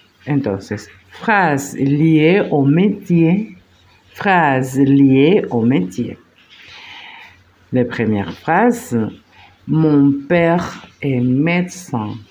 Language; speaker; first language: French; non-native, fluent; Spanish